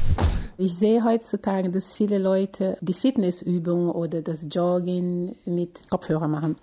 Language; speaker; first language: German; non-native, fluent; Portuguese